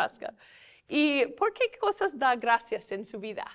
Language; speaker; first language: Spanish; non-native, fluent; English